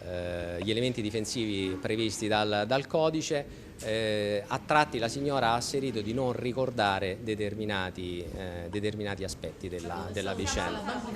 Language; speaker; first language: Italian; native; Italian